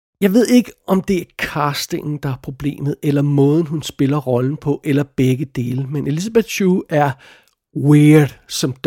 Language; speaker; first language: Danish; native; Danish